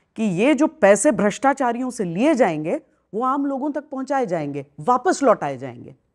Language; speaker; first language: Hindi; native; Hindi